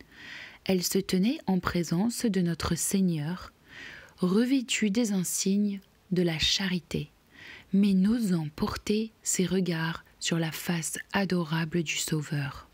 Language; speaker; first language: French; native; French